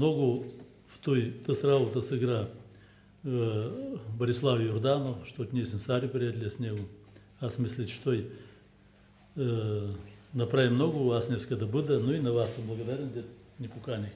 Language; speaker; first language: Bulgarian; early bilingual, heritage; Bulgarian